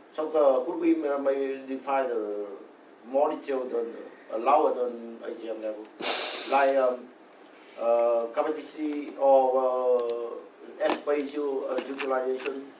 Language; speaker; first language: English; non-native, learner; Vietnamese